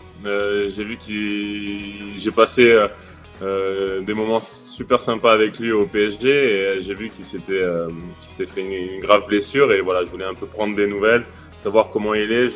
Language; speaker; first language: French; native; French